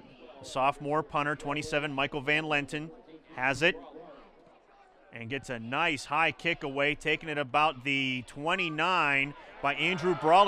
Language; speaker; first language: English; native; English